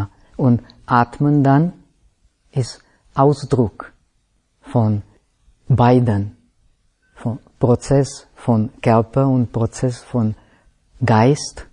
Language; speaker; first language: German; non-native, fluent; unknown